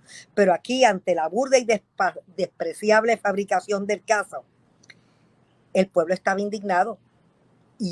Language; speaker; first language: Spanish; native; Spanish